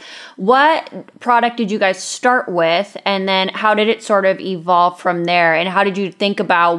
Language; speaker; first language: English; native; English